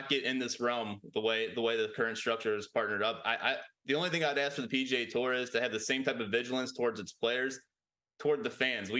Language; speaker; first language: English; native; English